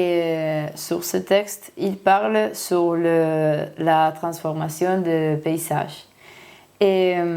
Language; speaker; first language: French; non-native, learner; Spanish